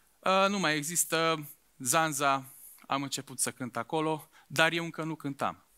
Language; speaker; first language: Romanian; non-native, local second language; Hungarian